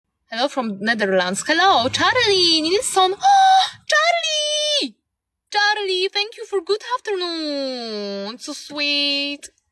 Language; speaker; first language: English; non-native, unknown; Polish